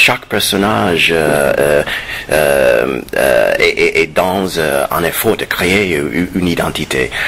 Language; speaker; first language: French; non-native, fluent; English